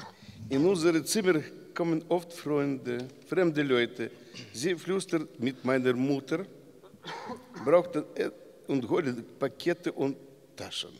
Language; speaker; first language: German; non-native, learner; Russian